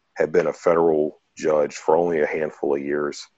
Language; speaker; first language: English; native; English